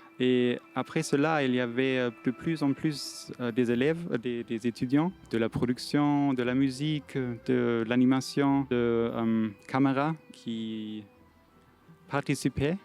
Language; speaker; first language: French; non-native, fluent; German